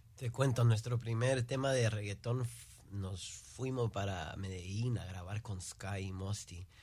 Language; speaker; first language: Spanish; early bilingual, heritage; Spanish